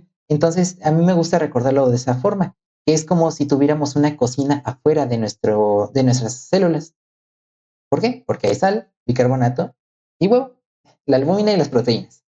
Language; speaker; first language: Spanish; native; Spanish